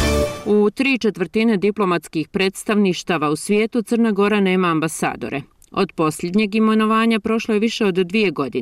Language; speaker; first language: Croatian; native; Croatian